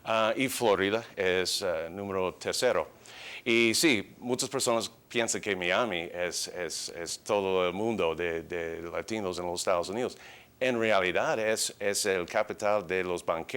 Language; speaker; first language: Spanish; early bilingual, heritage; English